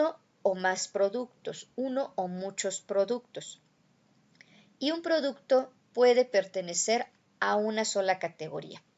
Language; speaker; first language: Spanish; native; Spanish